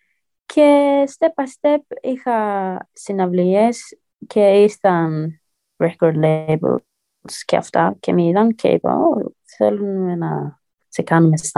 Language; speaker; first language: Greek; early bilingual, heritage; Greek